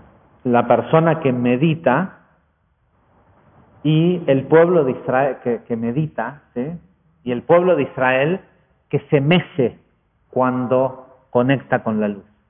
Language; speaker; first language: Spanish; native; Spanish